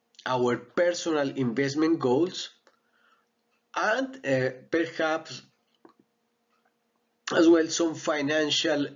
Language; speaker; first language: English; non-native, fluent; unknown